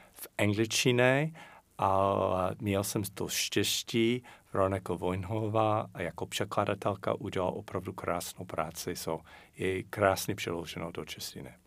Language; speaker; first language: Czech; non-native, fluent; English